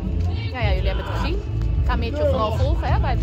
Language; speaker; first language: Dutch; native; Dutch